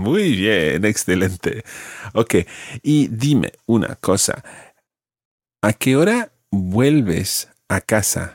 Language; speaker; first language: Spanish; non-native, fluent; English